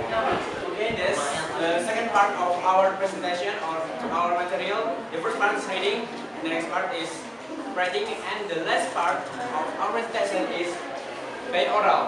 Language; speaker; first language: English; non-native, learner; Indonesian